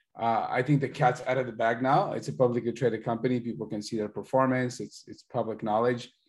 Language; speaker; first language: English; early bilingual, other home language; Spanish